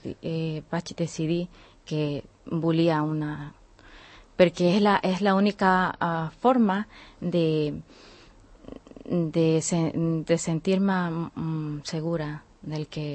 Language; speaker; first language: Catalan; non-native, learner; Spanish